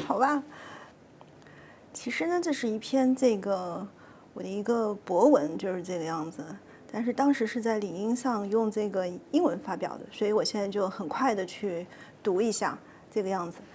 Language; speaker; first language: Chinese; native; Chinese